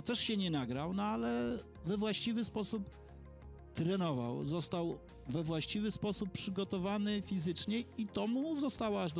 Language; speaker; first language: Polish; native; Polish